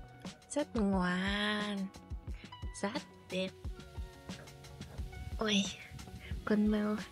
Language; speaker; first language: Vietnamese; non-native, learner; Russian